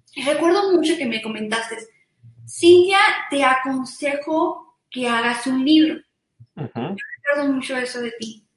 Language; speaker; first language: Spanish; early bilingual, heritage; Spanish